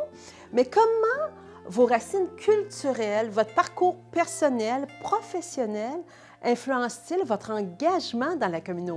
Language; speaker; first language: French; native; French